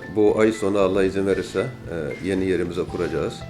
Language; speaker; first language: Turkish; native; Turkish